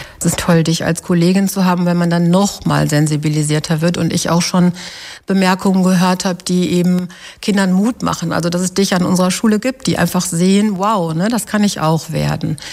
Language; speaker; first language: German; native; German